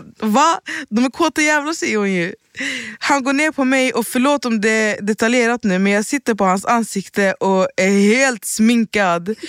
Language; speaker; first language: Swedish; early bilingual, other home language; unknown